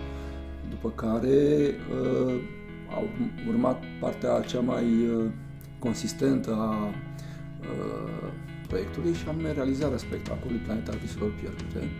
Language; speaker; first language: Romanian; native; Romanian